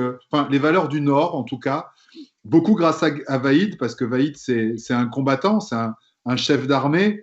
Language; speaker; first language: French; native; French